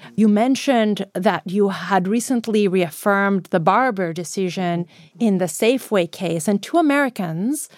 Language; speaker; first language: English; non-native, fluent; Greek